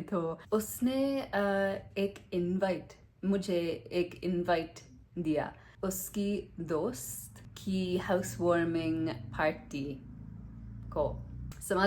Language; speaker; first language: Hindi; non-native, learner; English